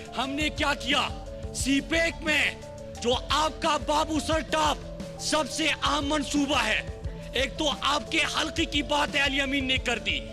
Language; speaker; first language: Urdu; non-native, local second language; Pashto